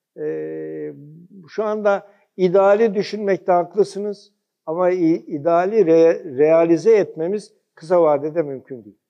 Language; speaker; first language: Turkish; early bilingual, heritage; Turkish